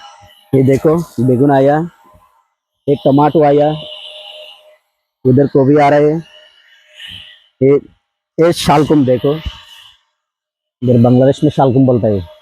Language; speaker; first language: Hindi; non-native, learner; Bangla